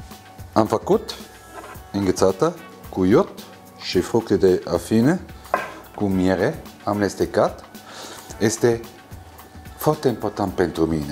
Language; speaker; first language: Romanian; non-native, learner; German